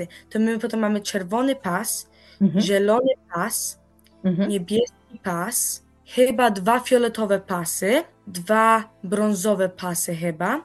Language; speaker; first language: Polish; early bilingual, heritage; Polish